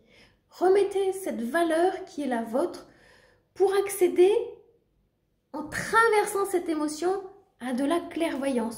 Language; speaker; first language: French; native; French